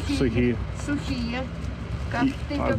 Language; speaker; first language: Russian; native; Russian